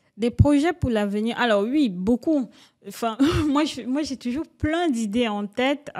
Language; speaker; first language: French; native; French